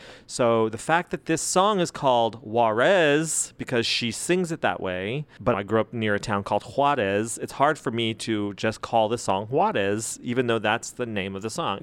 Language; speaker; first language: English; early bilingual, other home language; Spanish